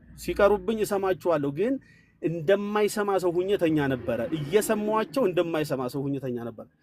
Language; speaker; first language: Amharic; native; Amharic